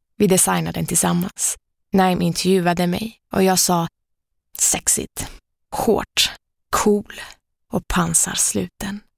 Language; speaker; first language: Swedish; early bilingual, other home language; Persian